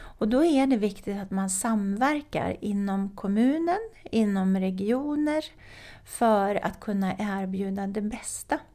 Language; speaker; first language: Swedish; native; Swedish